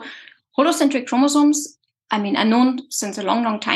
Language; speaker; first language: English; non-native, fluent; German